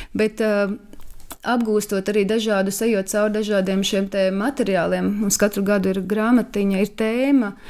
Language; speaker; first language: Latvian; native; Latvian